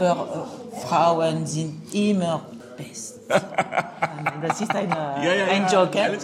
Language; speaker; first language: German; non-native, learner; French